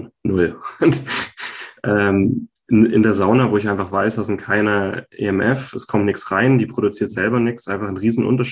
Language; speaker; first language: German; native; German